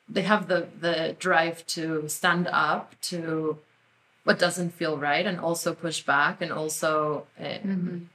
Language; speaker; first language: English; non-native, fluent; Spanish